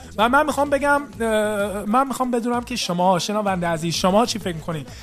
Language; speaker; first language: Persian; early bilingual, heritage; Persian